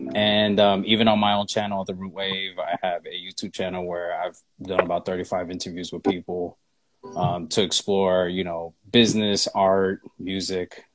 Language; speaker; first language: English; native; English